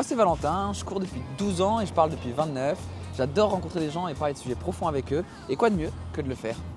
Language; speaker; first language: French; native; French